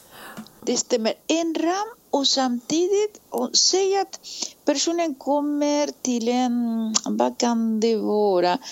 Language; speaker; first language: Swedish; non-native, fluent; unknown